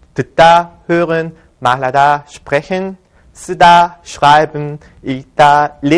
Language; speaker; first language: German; non-native, fluent; Korean